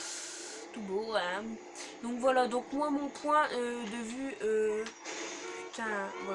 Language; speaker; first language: French; native; French